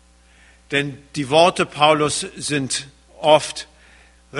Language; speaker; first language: German; early bilingual, heritage; German